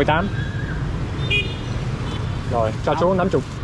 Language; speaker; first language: Vietnamese; non-native, learner; English